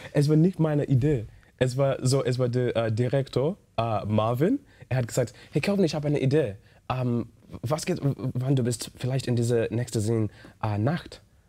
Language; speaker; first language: German; non-native, learner; English